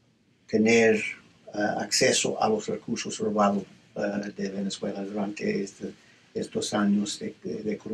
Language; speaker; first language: Spanish; non-native, fluent; English